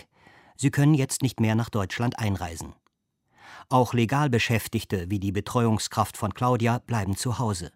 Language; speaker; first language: German; native; German